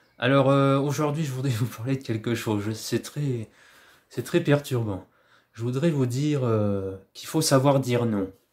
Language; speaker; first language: French; native; French